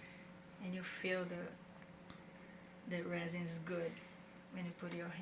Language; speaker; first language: English; non-native, learner; Portuguese